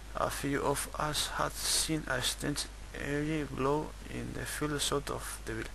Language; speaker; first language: English; non-native, learner; Basque